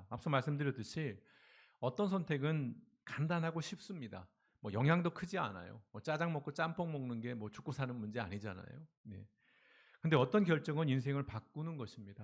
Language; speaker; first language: Korean; native; Korean